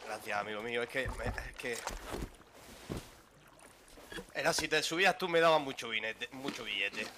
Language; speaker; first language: Spanish; native; Spanish